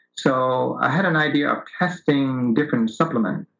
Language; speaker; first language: English; early bilingual, other home language; Vietnamese